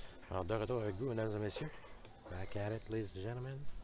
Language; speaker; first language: French; native; French